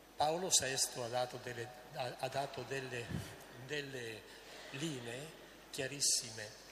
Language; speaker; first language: Italian; native; Italian